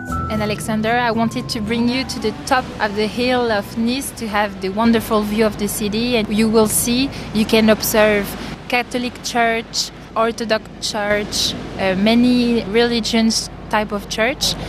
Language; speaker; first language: English; non-native, fluent; French